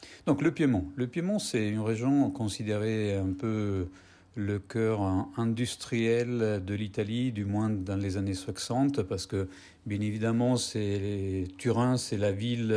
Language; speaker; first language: French; non-native, fluent; Italian